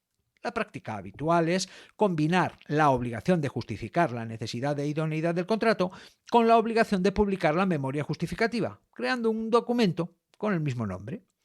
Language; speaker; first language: Spanish; native; Spanish